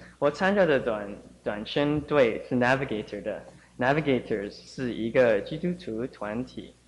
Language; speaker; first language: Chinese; early bilingual, heritage; Chinese